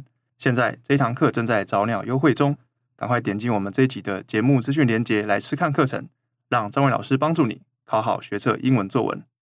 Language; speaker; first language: Chinese; native; Chinese